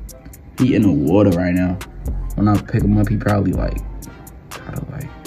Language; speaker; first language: English; native; English